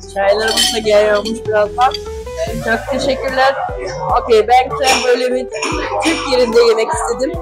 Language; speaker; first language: Turkish; early bilingual, heritage; Turkish